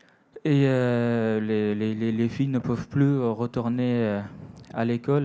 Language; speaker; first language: French; non-native, fluent; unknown